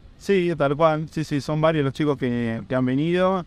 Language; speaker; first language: Spanish; native; Spanish